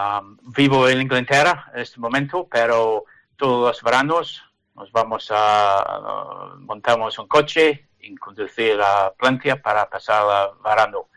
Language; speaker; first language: Spanish; non-native, learner; English